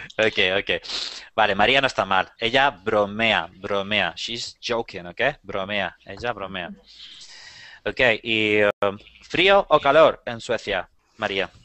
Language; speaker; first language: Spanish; native; Spanish